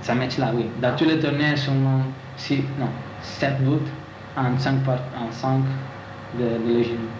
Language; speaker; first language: French; non-native, learner; Italian